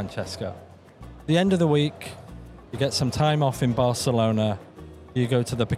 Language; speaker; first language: English; native; English